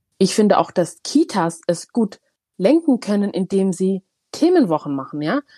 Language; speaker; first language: German; early bilingual, other home language; Tigrinya